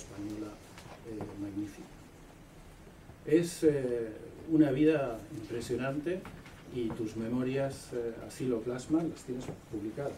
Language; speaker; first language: Spanish; native; Spanish